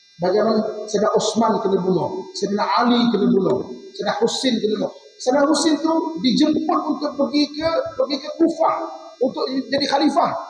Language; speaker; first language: Malay; native; Malay